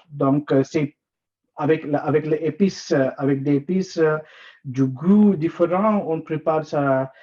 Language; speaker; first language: French; non-native, learner; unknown